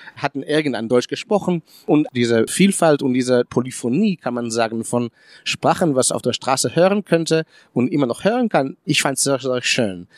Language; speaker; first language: German; early bilingual, other home language; Hebrew